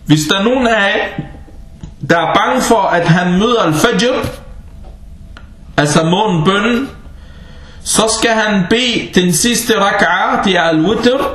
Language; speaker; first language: Danish; non-native, fluent; Arabic